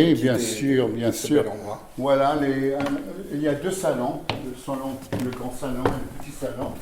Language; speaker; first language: French; non-native, fluent; English